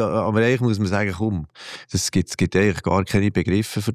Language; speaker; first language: German; native; German